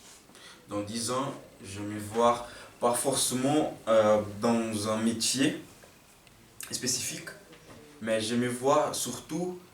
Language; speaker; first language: French; non-native, fluent; Portuguese